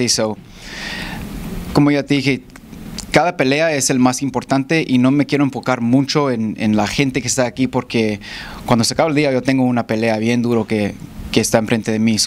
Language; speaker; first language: Spanish; early bilingual, heritage; Spanish